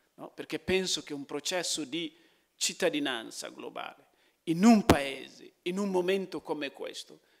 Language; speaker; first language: Italian; non-native, fluent; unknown